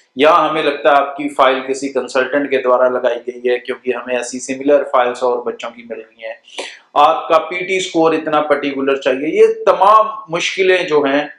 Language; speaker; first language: Hindi; non-native, local second language; Punjabi